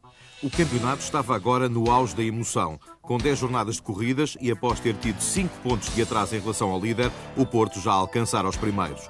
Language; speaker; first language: Portuguese; native; Portuguese